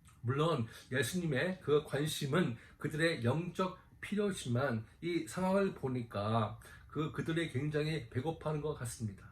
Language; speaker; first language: Korean; native; Korean